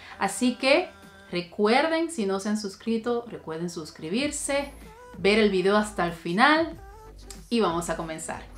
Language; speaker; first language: Spanish; native; Spanish